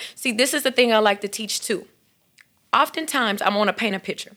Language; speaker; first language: English; native; English